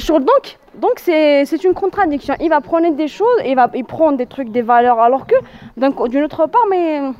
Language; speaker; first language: French; non-native, local second language; Arabic